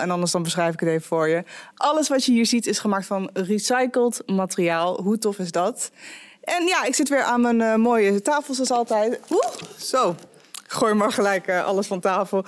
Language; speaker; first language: Dutch; native; Dutch